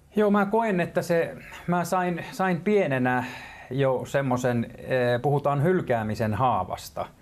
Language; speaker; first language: Finnish; native; Finnish